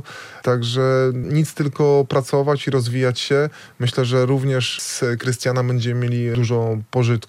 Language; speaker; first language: Polish; native; Polish